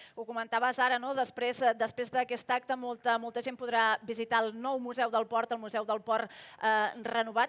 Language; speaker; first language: Catalan; native; Catalan